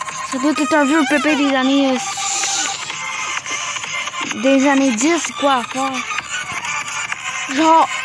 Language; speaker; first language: French; native; French